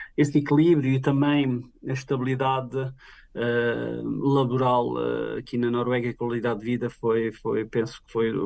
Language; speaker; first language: Portuguese; native; Portuguese